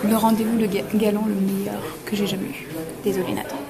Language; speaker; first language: French; native; French